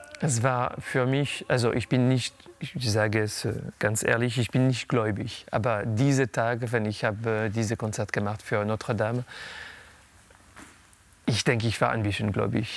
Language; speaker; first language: German; non-native, local second language; French